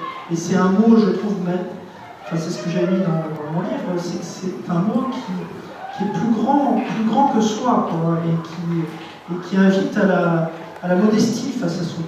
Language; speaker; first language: French; native; French